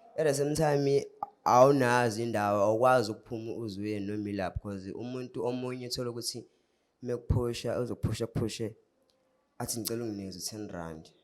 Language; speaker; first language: Zulu; non-native, local second language; Xhosa